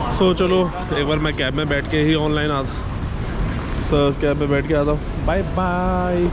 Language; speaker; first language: Hindi; native; Hindi